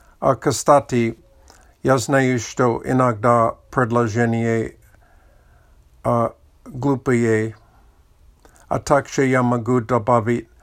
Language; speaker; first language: Russian; non-native, learner; English